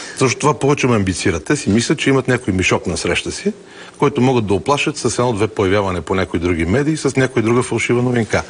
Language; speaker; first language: Bulgarian; native; Bulgarian